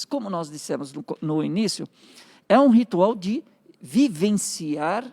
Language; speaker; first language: Portuguese; native; Portuguese